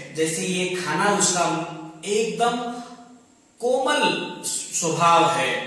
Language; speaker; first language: Hindi; non-native, local second language; Marathi